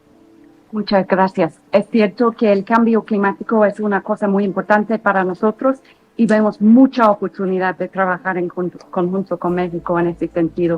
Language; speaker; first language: Spanish; non-native, fluent; English